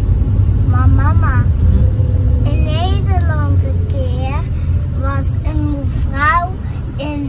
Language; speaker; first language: Dutch; early bilingual, other home language; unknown